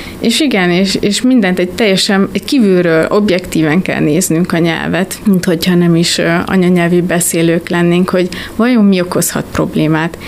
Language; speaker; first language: Hungarian; native; Hungarian